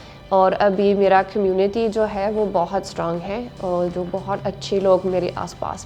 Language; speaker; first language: Hindi; non-native, learner; English